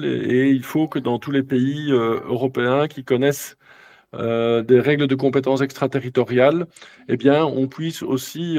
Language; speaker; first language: French; native; French